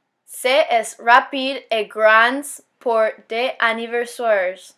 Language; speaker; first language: French; non-native, learner; English